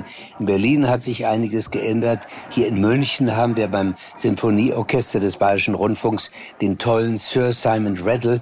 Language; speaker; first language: German; native; German